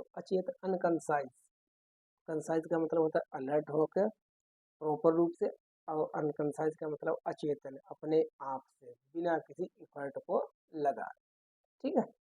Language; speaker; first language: Hindi; native; Hindi